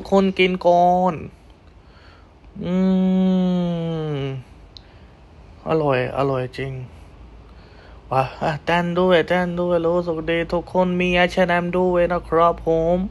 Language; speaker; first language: Thai; non-native, fluent; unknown